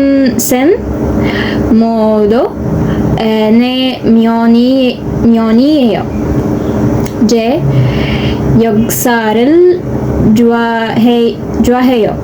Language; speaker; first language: Korean; non-native, learner; Arabic